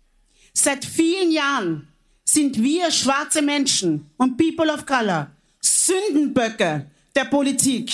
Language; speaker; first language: German; early bilingual, other home language; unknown